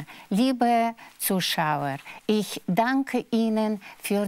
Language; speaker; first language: German; non-native, fluent; Russian